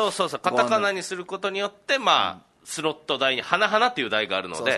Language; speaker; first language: Japanese; native; Japanese